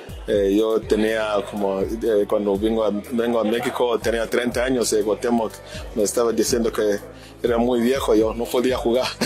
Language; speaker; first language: Spanish; non-native, fluent; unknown